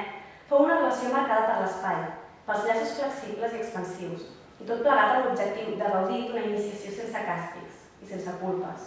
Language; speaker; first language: Catalan; native; Catalan